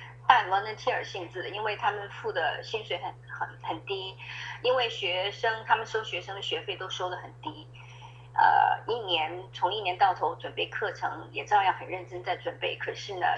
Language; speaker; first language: Chinese; native; Chinese